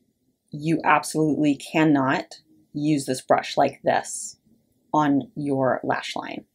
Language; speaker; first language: English; native; English